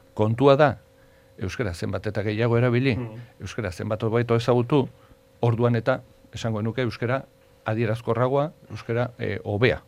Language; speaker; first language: Basque; native; Basque